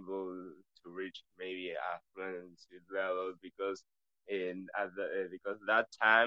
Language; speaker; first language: English; non-native, fluent; Spanish